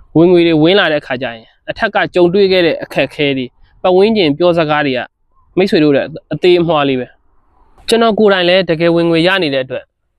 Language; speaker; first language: Burmese; native; Burmese